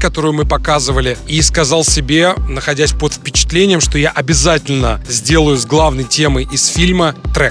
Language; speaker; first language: Russian; native; Russian